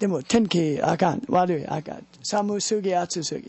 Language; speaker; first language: Japanese; non-native, learner; English